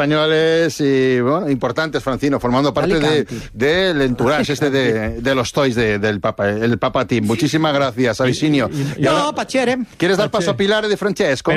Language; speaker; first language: Spanish; native; Spanish